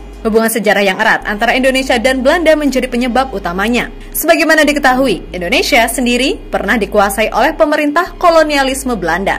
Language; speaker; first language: Indonesian; native; Indonesian